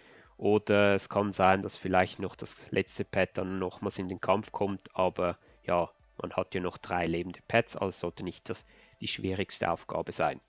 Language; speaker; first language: German; native; German